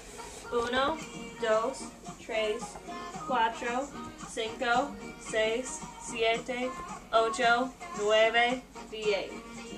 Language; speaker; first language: Spanish; non-native, learner; English